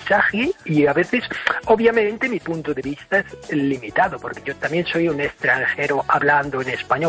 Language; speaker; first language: Spanish; non-native, fluent; English